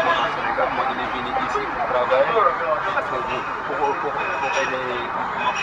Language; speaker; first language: French; non-native, learner; Wolof